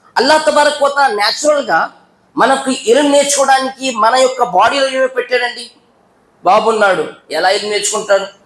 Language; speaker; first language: Telugu; non-native, local second language; Urdu